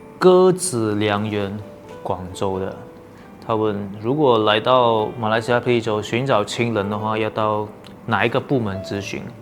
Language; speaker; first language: Chinese; native; Chinese